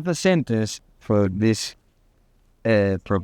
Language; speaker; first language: English; non-native, learner; Spanish